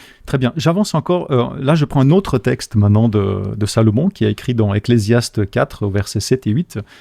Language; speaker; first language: French; native; French